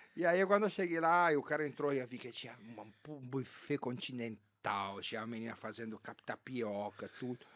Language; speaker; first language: Portuguese; non-native, fluent; Italian